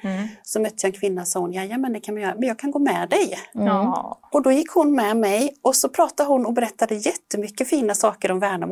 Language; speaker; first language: Swedish; native; Swedish